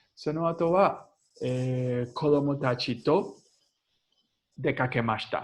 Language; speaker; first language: Japanese; non-native, learner; Spanish